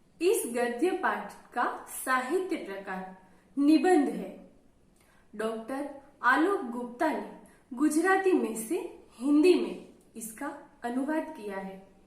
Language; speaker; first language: Hindi; non-native, local second language; Gujarati